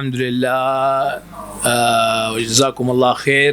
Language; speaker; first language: Arabic; native; Arabic